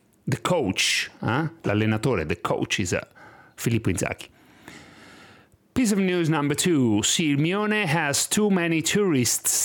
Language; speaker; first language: English; non-native, fluent; Italian